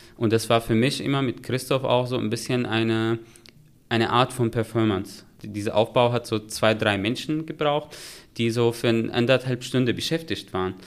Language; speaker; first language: German; non-native, fluent; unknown